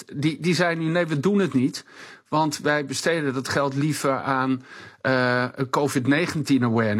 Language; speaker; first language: Dutch; native; Dutch